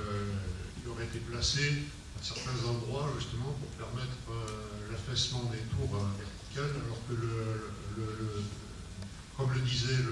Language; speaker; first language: French; native; French